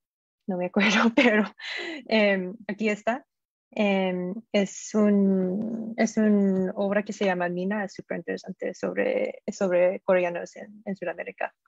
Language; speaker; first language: Spanish; non-native, fluent; English